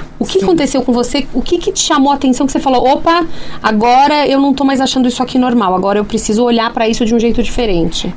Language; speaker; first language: Portuguese; native; Portuguese